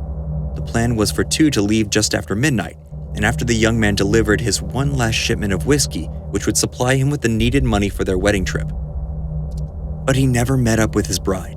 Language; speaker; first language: English; native; English